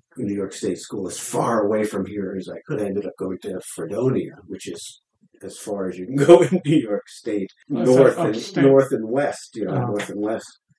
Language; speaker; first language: English; native; English